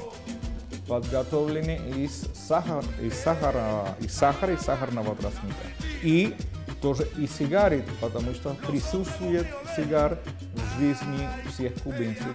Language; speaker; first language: Russian; non-native, fluent; Spanish